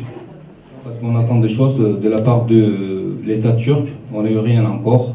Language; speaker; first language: French; non-native, learner; Kurdish